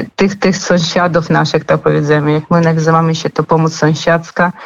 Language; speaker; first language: Polish; non-native, fluent; Ukrainian